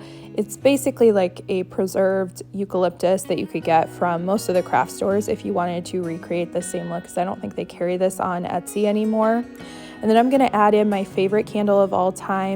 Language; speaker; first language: English; native; English